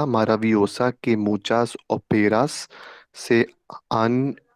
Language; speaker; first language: Spanish; non-native, learner; Hindi